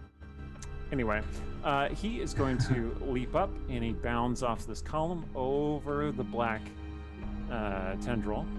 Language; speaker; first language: English; native; English